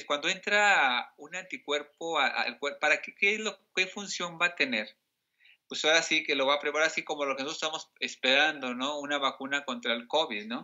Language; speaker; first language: Spanish; native; Spanish